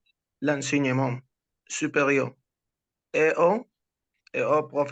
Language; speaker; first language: French; non-native, learner; Spanish